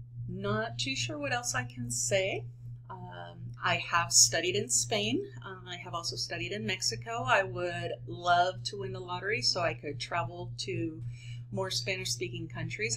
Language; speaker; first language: English; native; English